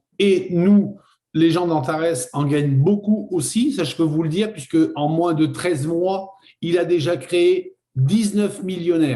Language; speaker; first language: French; native; French